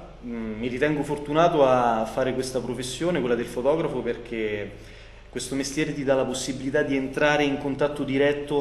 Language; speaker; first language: Italian; native; Italian